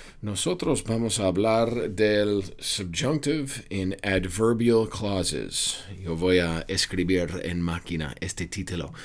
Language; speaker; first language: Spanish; non-native, fluent; English